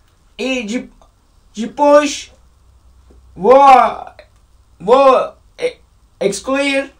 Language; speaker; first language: Portuguese; non-native, learner; Turkish